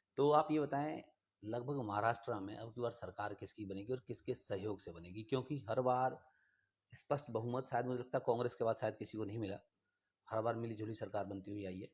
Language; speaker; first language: Hindi; native; Hindi